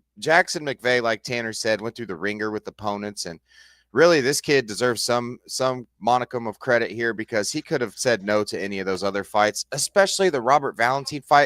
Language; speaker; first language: English; native; English